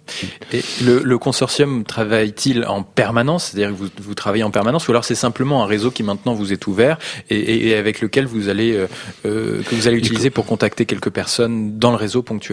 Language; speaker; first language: French; native; French